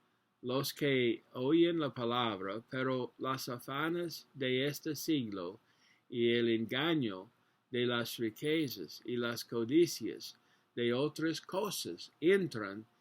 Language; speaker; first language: Spanish; non-native, learner; English